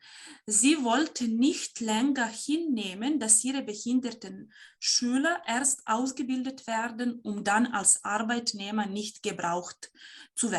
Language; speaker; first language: German; non-native, fluent; Serbian